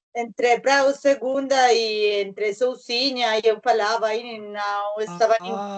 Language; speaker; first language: Portuguese; non-native, learner; Spanish